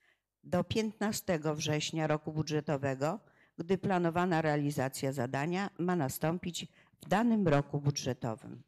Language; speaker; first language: Polish; native; Polish